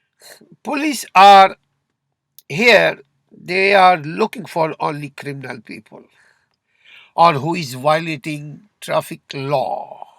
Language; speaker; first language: English; non-native, learner; Urdu